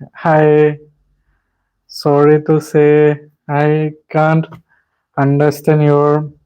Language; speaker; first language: English; non-native, local second language; Assamese